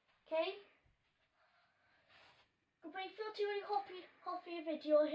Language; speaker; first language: Welsh; non-native, local second language; English